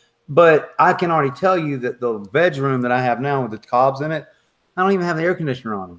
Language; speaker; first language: English; native; English